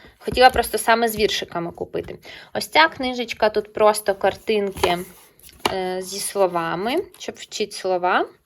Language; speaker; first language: Ukrainian; native; Ukrainian